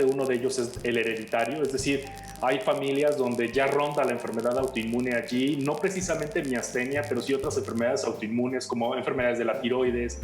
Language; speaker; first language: Spanish; native; Spanish